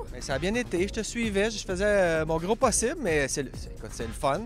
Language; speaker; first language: French; native; French